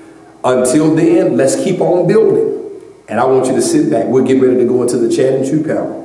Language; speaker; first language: English; native; English